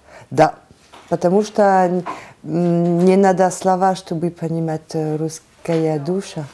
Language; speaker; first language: Russian; non-native, learner; French